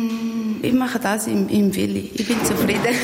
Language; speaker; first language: German; non-native, learner; Portuguese